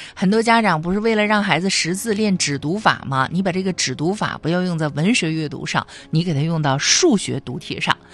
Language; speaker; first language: Chinese; native; Chinese